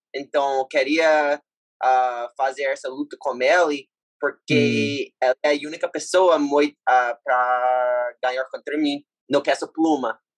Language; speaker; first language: Portuguese; non-native, learner; English